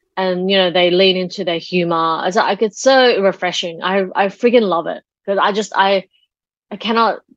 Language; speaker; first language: English; early bilingual, other home language; Chinese